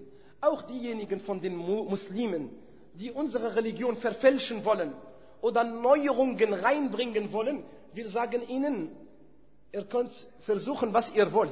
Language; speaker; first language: German; non-native, fluent; Arabic